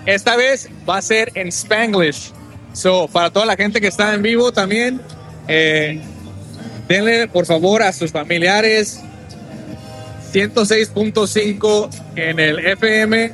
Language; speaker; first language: Spanish; early bilingual, heritage; Spanish